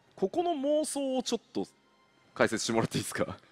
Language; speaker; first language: Japanese; native; Japanese